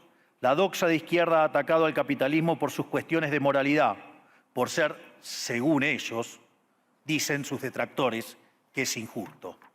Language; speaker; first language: Spanish; native; Spanish